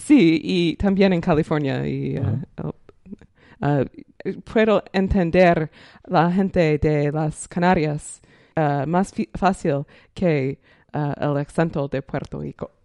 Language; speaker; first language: Spanish; non-native, learner; English